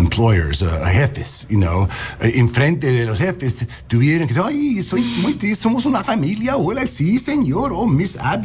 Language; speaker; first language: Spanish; non-native, learner; English